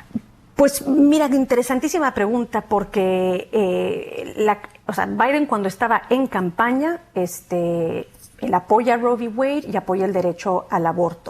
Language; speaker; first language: Spanish; native; Spanish